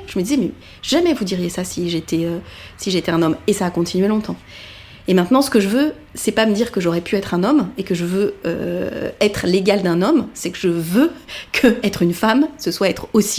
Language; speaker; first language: French; native; French